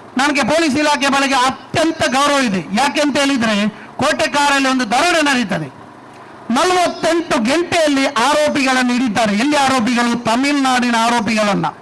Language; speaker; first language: Kannada; non-native, local second language; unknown